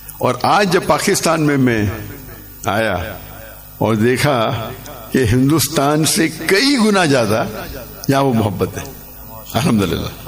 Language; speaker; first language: Urdu; non-native, local second language; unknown